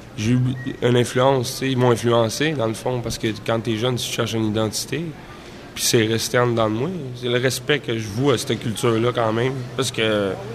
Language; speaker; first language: French; native; French